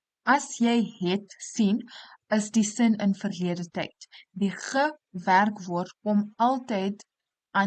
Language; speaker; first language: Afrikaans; non-native, local second language; English